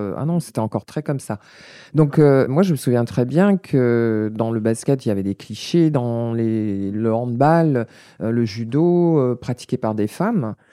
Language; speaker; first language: French; native; French